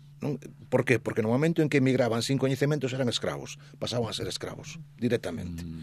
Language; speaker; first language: Galician; native; Galician